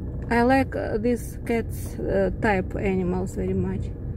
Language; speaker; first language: English; non-native, learner; Russian